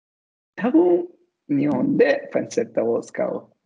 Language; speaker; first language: Japanese; non-native, learner; Italian